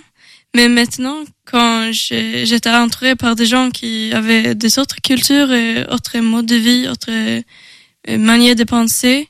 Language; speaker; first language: French; non-native, learner; Swedish